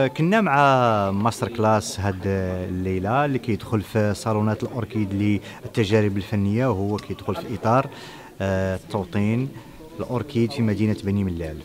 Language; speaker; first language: Arabic; native; Arabic